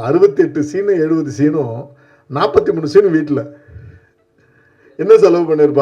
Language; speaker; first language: Tamil; native; Tamil